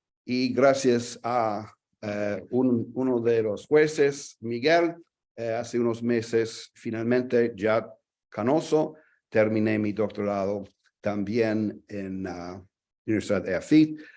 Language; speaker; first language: Spanish; non-native, fluent; English